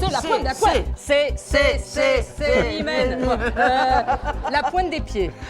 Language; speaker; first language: French; native; French